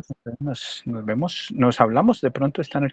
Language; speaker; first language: Spanish; native; Spanish